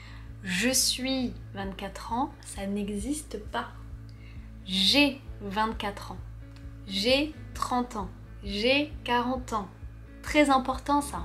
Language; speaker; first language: French; native; French